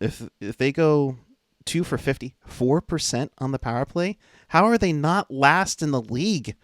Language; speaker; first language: English; native; English